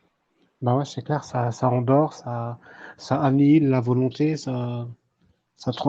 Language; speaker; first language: French; native; French